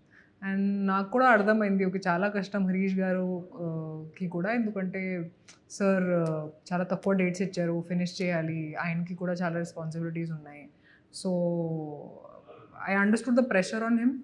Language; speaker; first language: Telugu; non-native, local second language; Hindi